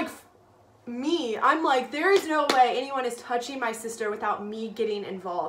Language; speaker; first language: English; native; English